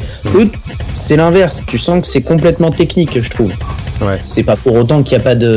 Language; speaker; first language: French; native; French